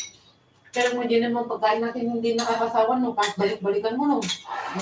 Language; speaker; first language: Filipino; native; Filipino